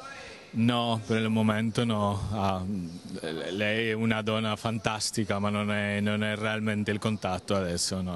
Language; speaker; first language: Italian; non-native, fluent; Spanish